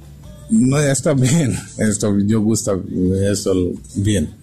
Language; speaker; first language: Spanish; non-native, learner; Bangla